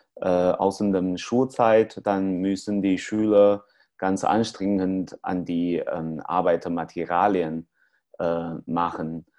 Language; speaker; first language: German; non-native, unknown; Chinese